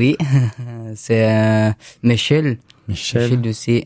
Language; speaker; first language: French; non-native, learner; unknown